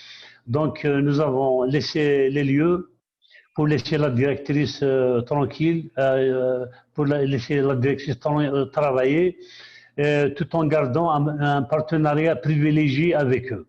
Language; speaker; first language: French; non-native, local second language; Kabyle